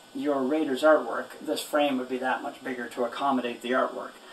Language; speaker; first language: English; native; English